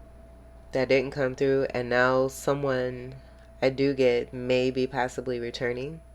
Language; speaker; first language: English; native; English